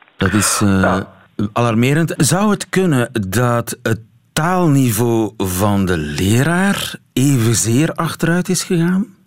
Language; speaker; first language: Dutch; native; Dutch